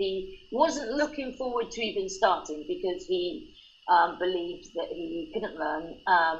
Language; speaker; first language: English; native; English